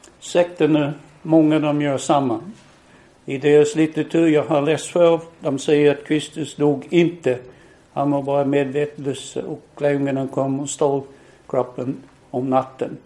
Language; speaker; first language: Swedish; non-native, fluent; English